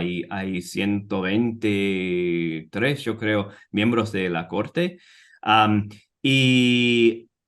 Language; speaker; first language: Spanish; non-native, fluent; English